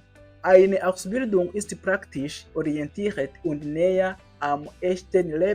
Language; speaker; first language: German; non-native, learner; Kinyarwanda